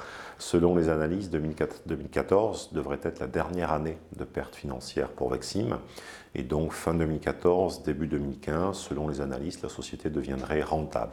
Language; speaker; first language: French; native; French